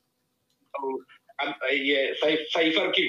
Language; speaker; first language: Hindi; non-native, learner; Bangla